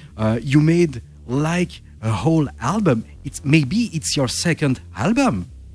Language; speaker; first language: English; non-native, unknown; French